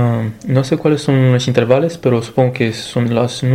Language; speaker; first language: Spanish; non-native, fluent; Romanian